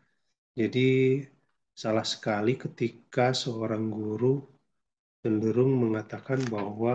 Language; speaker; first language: Indonesian; native; Indonesian